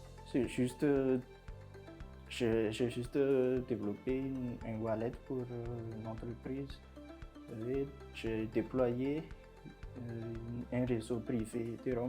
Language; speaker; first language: French; non-native, local second language; Malagasy